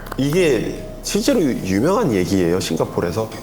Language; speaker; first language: Korean; non-native, fluent; Finnish